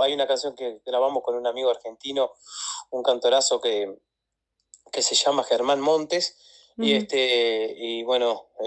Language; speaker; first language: Spanish; native; Spanish